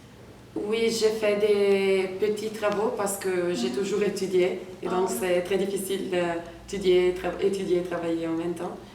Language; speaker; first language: French; non-native, fluent; Italian